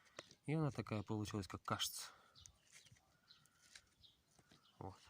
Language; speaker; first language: Russian; native; Russian